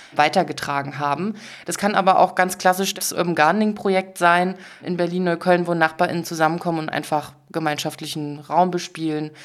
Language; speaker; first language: German; native; German